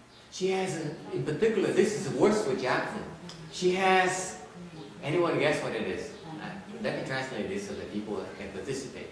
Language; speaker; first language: English; non-native, fluent; Vietnamese